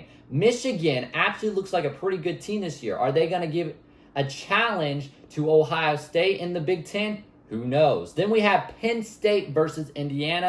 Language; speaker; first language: English; native; English